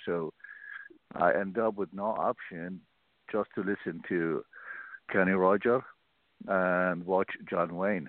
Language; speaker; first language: English; non-native, learner; Arabic